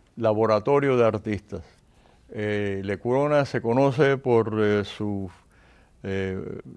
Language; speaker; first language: Spanish; native; Spanish